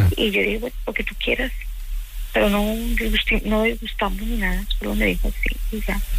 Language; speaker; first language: Spanish; native; Spanish